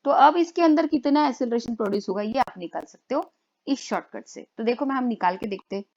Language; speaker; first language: Hindi; non-native, local second language; Marathi